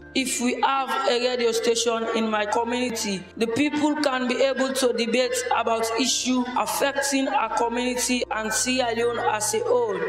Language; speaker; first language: English; non-native, local second language; Krio